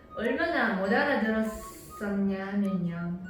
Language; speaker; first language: Korean; non-native, fluent; Japanese